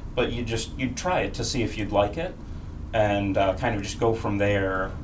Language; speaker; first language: English; native; English